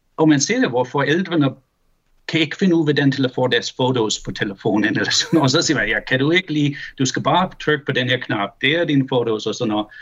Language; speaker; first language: Danish; early bilingual, heritage; Danish